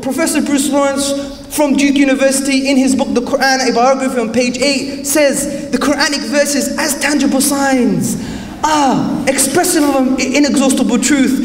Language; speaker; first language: English; native; English